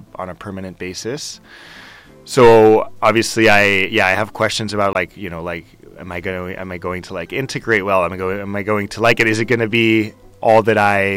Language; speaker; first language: English; non-native, fluent; Spanish